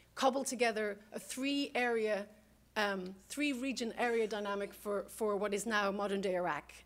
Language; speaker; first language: English; native; English